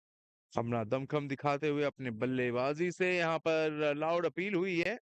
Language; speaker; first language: Hindi; native; Hindi